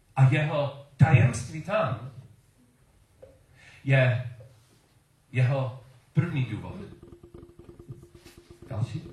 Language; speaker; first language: Czech; non-native, learner; English